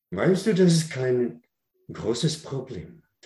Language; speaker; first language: German; non-native, learner; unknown